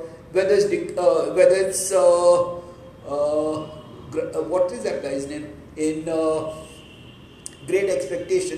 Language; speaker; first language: English; non-native, local second language; Marathi